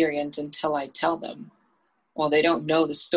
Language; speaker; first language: English; native; English